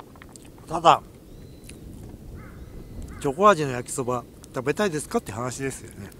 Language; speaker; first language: Japanese; native; Japanese